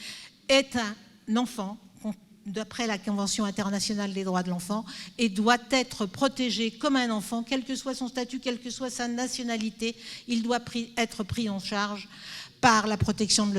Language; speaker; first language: French; native; French